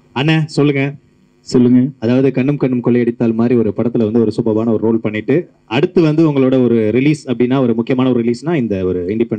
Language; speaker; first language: Tamil; native; Tamil